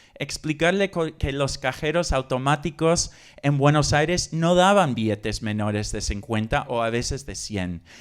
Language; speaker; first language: Spanish; non-native, fluent; English